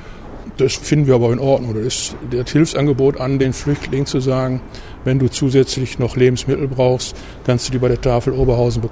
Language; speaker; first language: German; native; German